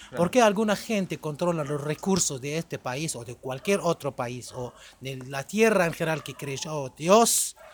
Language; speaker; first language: Spanish; non-native, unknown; Arabic